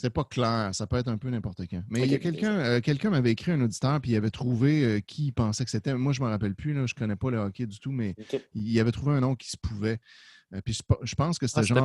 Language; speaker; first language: French; native; French